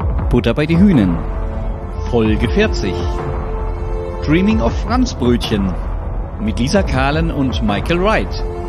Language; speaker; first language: German; native; German